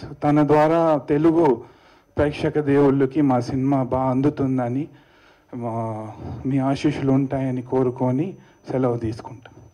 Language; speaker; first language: Telugu; native; Telugu